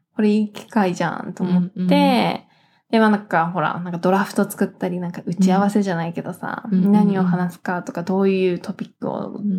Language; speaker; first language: Japanese; early bilingual, heritage; English